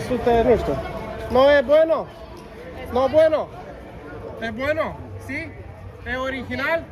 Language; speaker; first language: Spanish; non-native, learner; Romanian